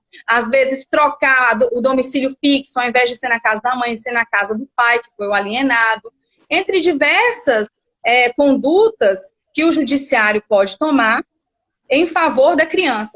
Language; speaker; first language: Portuguese; native; Portuguese